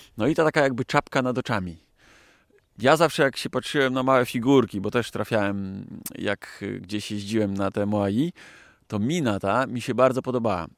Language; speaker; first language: Polish; native; Polish